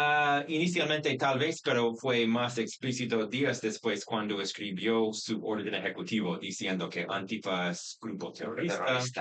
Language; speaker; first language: Spanish; non-native, fluent; English